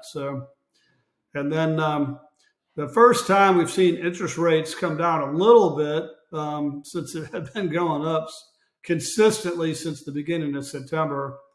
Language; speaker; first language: English; native; English